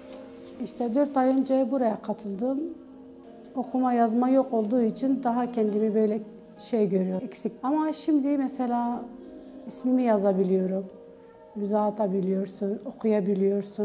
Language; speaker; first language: Turkish; non-native, local second language; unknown